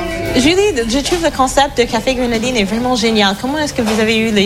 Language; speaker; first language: French; non-native, fluent; English